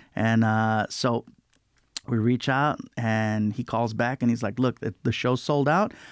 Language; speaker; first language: English; native; English